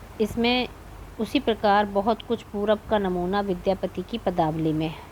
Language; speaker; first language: Hindi; native; Hindi